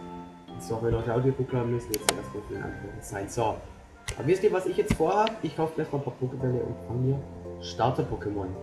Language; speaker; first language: German; native; German